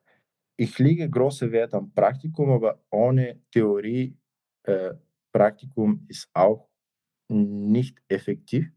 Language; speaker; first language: German; non-native, fluent; Bulgarian